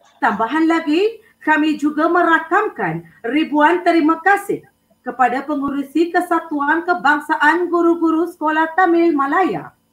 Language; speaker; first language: Malay; non-native, local second language; Tamil